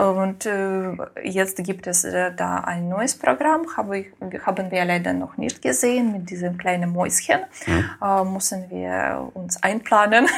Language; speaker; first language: German; non-native, learner; Ukrainian